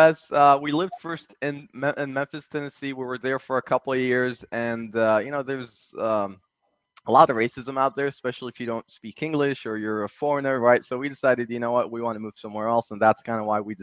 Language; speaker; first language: English; early bilingual, other home language; Arabic